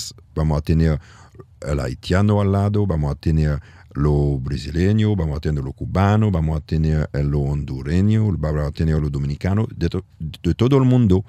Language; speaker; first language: Spanish; non-native, learner; French